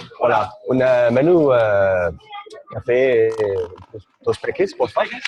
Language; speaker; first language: Spanish; non-native, learner; English